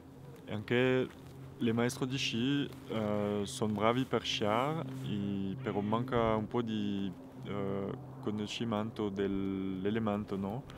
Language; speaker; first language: Italian; non-native, fluent; French